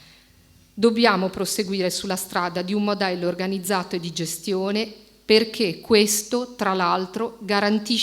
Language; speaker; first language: Italian; native; Italian